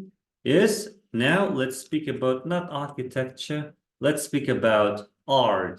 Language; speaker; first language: English; non-native, fluent; Kazakh